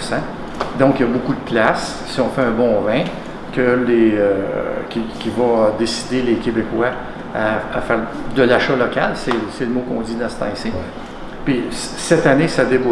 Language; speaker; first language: French; native; French